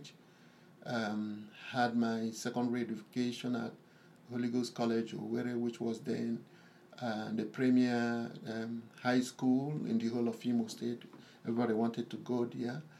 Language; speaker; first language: English; non-native, local second language; Igbo